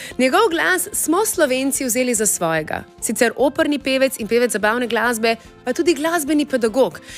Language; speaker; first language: Slovenian; native; Slovenian